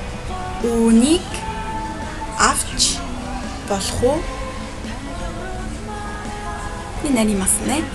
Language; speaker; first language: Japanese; non-native, fluent; Mongolian